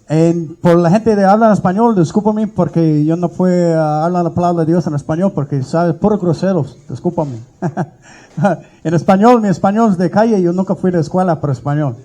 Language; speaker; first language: Spanish; early bilingual, heritage; English